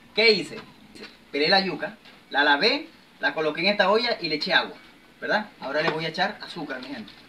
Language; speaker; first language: Spanish; native; Spanish